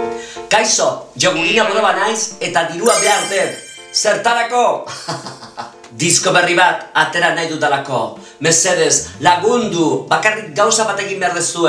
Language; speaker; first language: Basque; non-native, local second language; Spanish